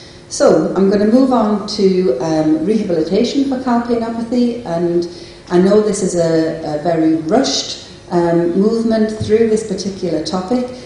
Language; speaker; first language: English; native; English